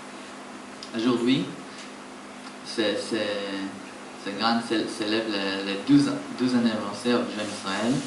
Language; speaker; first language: French; non-native, learner; Hebrew